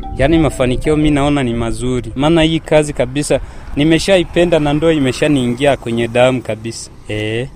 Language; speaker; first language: Swahili; non-native, local second language; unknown